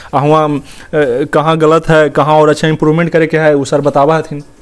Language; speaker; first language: Hindi; native; Hindi